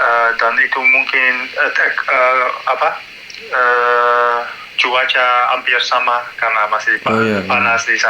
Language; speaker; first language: Indonesian; non-native, learner; Dutch